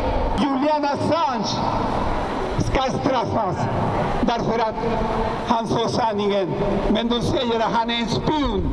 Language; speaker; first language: Swedish; non-native, fluent; Spanish